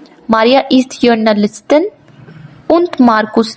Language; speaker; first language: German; non-native, learner; Urdu